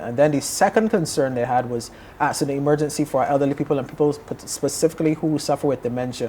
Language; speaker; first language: English; native; English